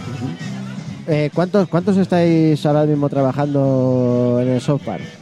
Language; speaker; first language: Spanish; native; Spanish